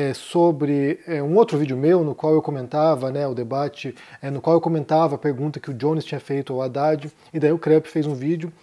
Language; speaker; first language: Portuguese; native; Portuguese